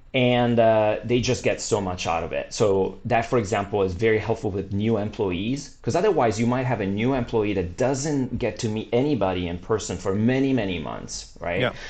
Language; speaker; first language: English; non-native, fluent; Italian